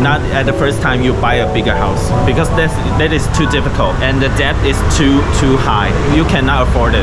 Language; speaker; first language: English; non-native, fluent; Chinese